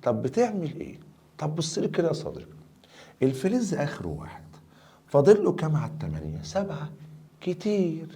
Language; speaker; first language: Arabic; native; Arabic